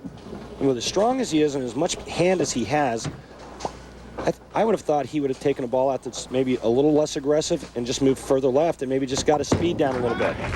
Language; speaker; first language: English; native; English